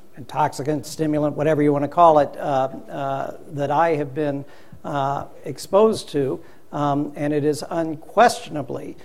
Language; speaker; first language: English; native; English